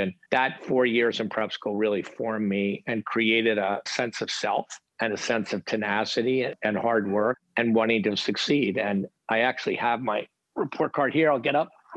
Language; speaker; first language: English; native; English